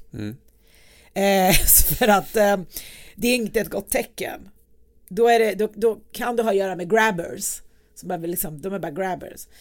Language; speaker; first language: Swedish; early bilingual, other home language; Persian